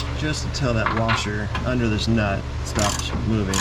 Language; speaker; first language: English; native; English